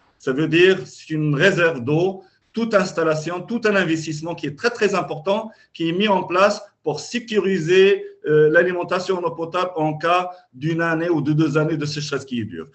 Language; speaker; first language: French; non-native, local second language; Arabic